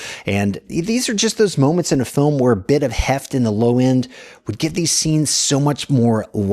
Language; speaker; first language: English; native; English